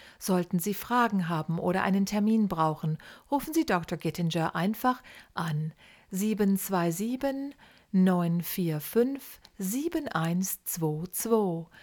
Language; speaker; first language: German; native; German